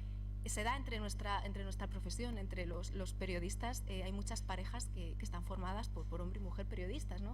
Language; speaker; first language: Spanish; native; Spanish